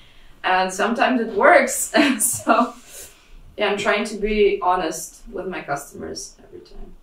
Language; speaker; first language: English; non-native, fluent; Russian